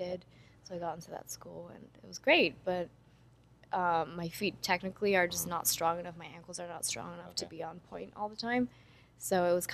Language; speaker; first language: English; non-native, fluent; Dutch